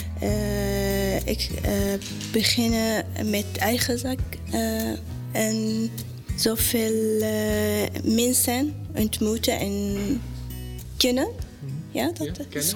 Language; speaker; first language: Dutch; non-native, learner; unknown